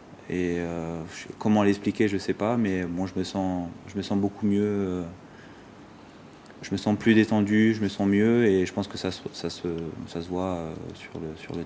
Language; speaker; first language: French; native; French